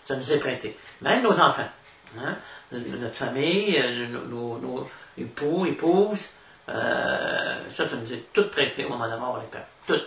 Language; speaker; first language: French; native; French